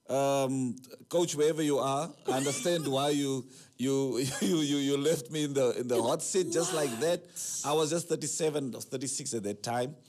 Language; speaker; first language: English; non-native, local second language; Afrikaans